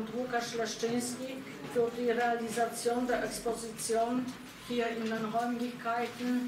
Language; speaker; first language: German; non-native, fluent; Polish